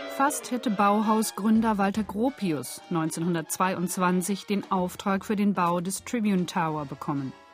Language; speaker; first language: German; native; German